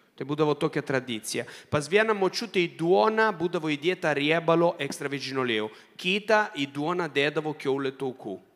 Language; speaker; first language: Lithuanian; non-native, fluent; Italian